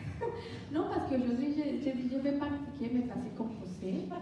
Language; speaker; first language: French; non-native, learner; Spanish